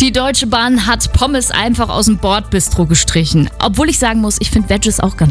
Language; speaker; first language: German; native; German